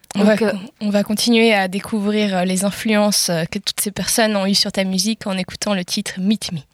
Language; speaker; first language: French; native; French